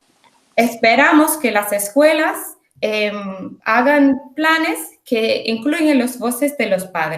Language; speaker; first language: Spanish; early bilingual, heritage; English